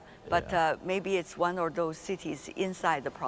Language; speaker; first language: English; non-native, fluent; Chinese